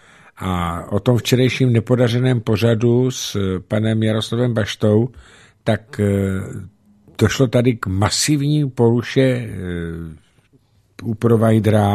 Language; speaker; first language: Czech; native; Czech